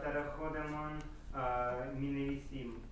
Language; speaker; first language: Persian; non-native, learner; Russian